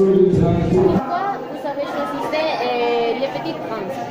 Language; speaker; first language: French; non-native, learner; Spanish